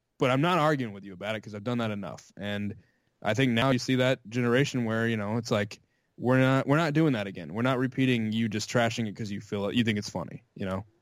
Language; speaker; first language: English; native; English